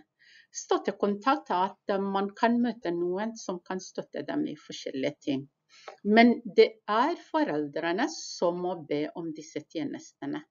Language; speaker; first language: Norwegian; non-native, fluent; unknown